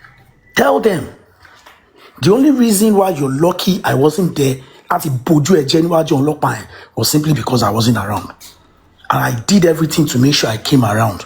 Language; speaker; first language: English; non-native, local second language; Yoruba